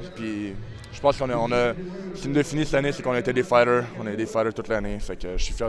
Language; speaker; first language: French; native; French